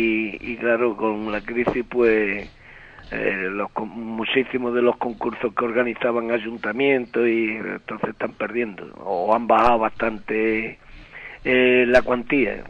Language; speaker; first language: Spanish; native; Spanish